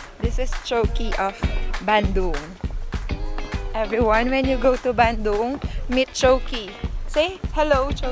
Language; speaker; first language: English; non-native, local second language; Filipino